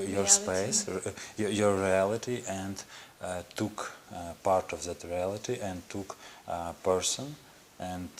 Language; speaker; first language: English; non-native, learner; Ukrainian